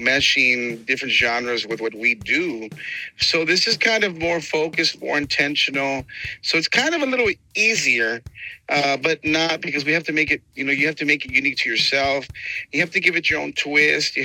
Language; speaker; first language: English; early bilingual, other home language; Spanish